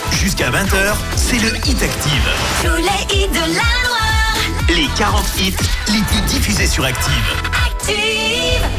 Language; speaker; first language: French; native; French